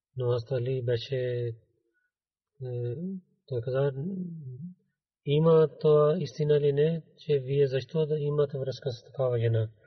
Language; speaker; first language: Bulgarian; non-native, learner; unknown